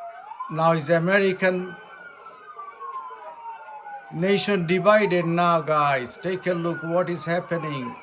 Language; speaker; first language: English; non-native, learner; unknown